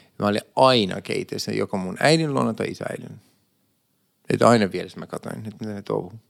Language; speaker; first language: Finnish; early bilingual, other home language; Persian